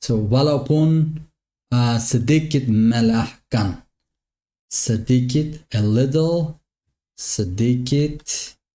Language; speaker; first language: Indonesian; non-native, learner; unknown